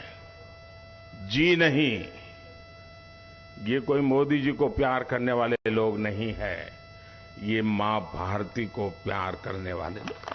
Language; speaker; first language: Hindi; native; Hindi